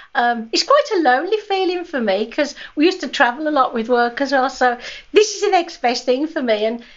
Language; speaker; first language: English; native; English